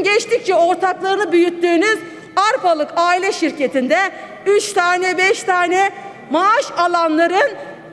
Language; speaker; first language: Turkish; native; Turkish